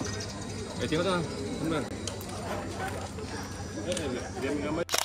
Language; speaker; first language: Malay; native; Malay